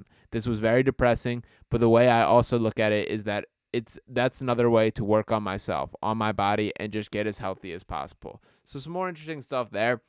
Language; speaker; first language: English; native; English